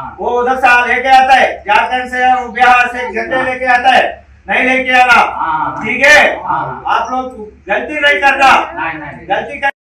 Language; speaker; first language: Hindi; non-native, local second language; Telugu